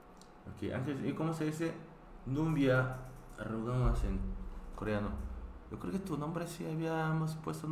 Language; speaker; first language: Spanish; non-native, fluent; Korean